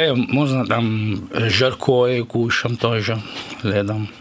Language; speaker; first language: Russian; non-native, learner; Italian